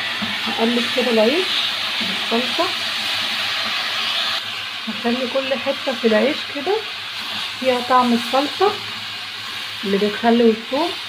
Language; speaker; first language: Arabic; native; Arabic